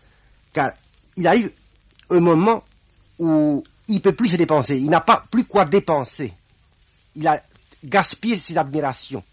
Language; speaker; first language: French; non-native, fluent; Romanian